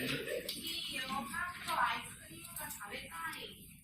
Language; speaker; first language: Japanese; non-native, learner; Korean